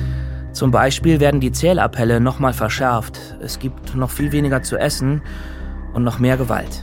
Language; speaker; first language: German; native; German